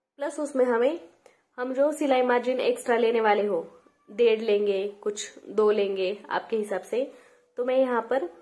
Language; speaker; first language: Hindi; non-native, local second language; Marathi